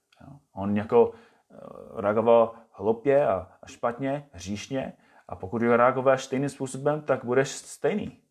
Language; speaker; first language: Czech; non-native, fluent; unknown